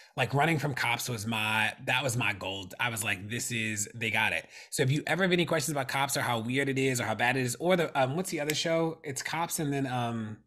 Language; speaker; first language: English; native; English